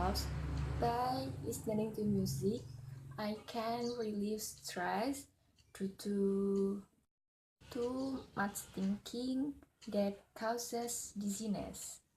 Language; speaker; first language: English; non-native, learner; Indonesian